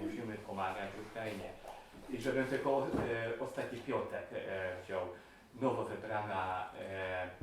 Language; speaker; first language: Polish; non-native, fluent; Hungarian